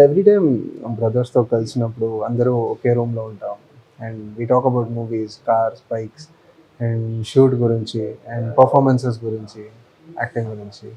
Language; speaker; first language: Telugu; non-native, fluent; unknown